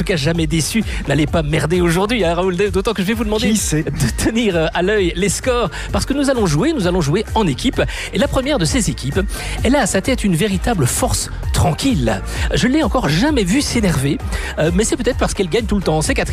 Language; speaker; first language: French; native; French